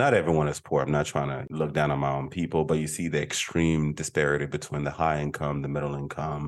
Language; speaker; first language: English; non-native, local second language; Igbo